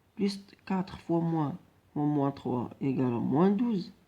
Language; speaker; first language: French; non-native, local second language; Arabic